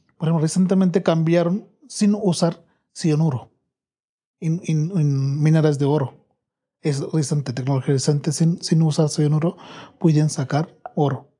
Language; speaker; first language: Spanish; non-native, learner; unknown